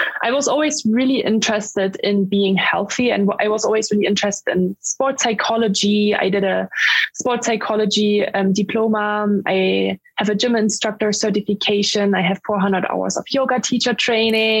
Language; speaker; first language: English; non-native, fluent; German